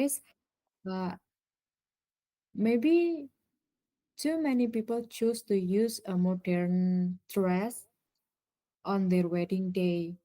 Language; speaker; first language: English; non-native, learner; Indonesian